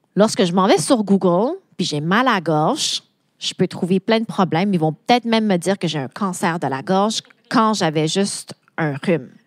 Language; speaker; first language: French; native; French